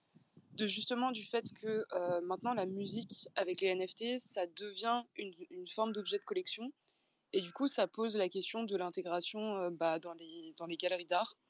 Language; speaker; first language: French; native; French